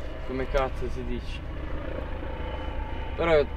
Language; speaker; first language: Italian; non-native, fluent; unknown